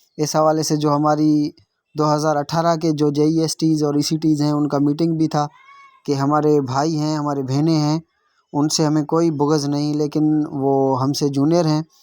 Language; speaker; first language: Urdu; non-native, local second language; Sindhi